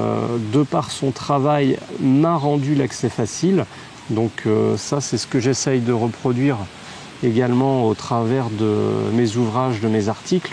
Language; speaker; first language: French; native; French